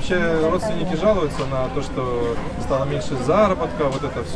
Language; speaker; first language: Russian; native; Russian